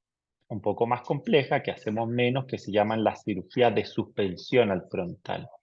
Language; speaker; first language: Spanish; native; Spanish